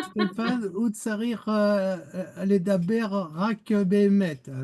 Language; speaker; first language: Hebrew; non-native, learner; French